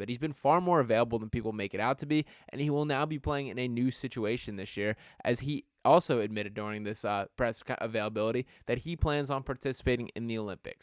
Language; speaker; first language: English; native; English